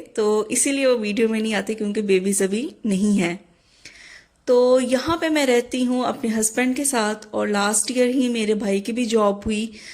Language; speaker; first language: Urdu; native; Urdu